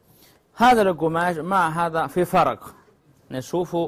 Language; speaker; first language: Arabic; non-native, learner; Chinese